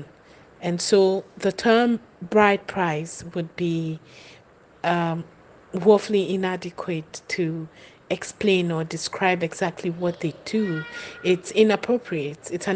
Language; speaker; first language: English; non-native, local second language; Ewe